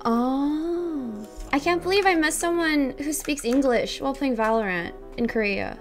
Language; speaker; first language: English; early bilingual, other home language; Korean